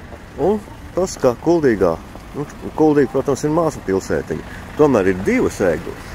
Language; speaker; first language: Latvian; native; Latvian